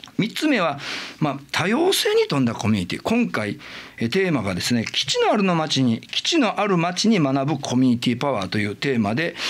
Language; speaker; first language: Japanese; native; Japanese